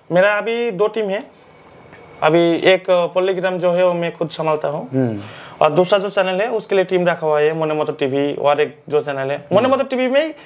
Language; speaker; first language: Hindi; non-native, local second language; Bangla